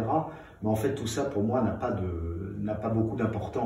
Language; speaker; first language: French; native; French